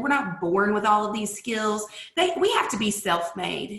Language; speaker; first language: English; native; English